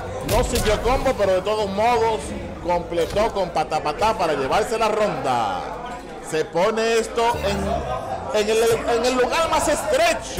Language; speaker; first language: Spanish; native; Spanish